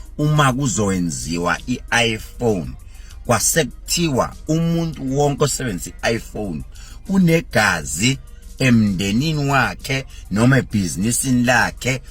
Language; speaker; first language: Zulu; native; Zulu